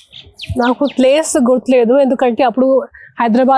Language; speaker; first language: Telugu; non-native, local second language; Hindi